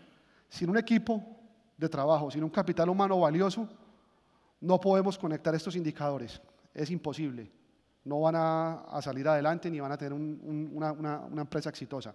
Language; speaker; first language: Spanish; native; Spanish